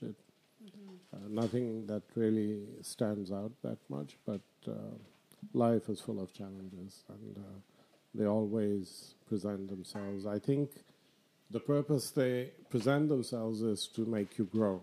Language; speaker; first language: English; non-native, local second language; Bangla